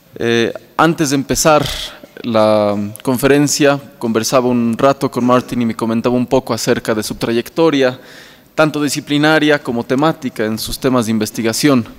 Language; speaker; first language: Spanish; native; Spanish